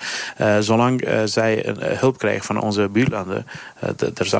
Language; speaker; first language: Dutch; non-native, fluent; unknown